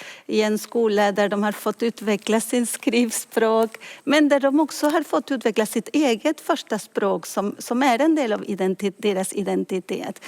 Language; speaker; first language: Swedish; non-native, fluent; Spanish